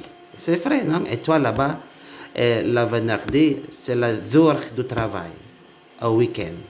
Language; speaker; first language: French; non-native, learner; Indonesian